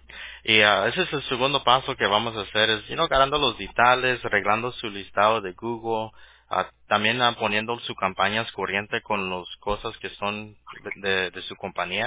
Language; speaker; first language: Spanish; early bilingual, heritage; Spanish